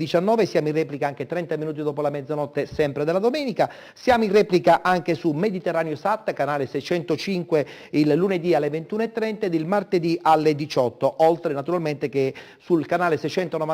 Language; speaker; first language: Italian; native; Italian